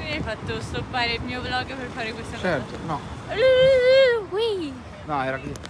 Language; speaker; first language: Italian; native; Italian